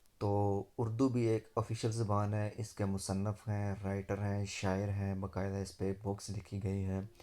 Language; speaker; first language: Urdu; non-native, local second language; Punjabi